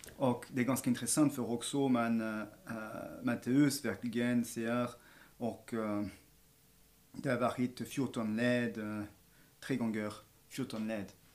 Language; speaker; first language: Swedish; non-native, fluent; French